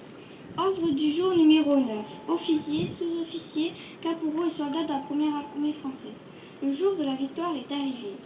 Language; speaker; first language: French; native; French